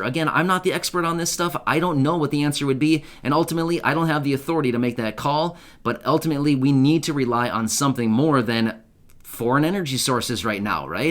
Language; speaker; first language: English; native; English